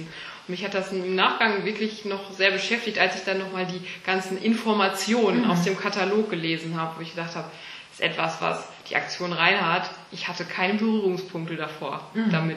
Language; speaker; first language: German; native; German